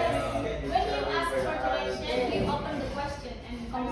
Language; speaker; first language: English; non-native, fluent; Indonesian